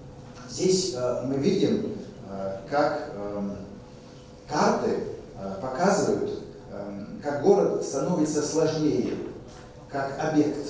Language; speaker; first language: Russian; non-native, fluent; French